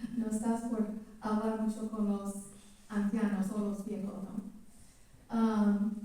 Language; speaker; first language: Spanish; early bilingual, heritage; English